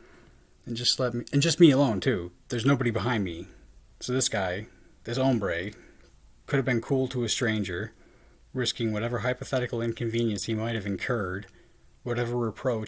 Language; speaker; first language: English; native; English